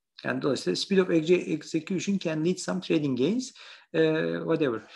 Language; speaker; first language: English; non-native, fluent; Turkish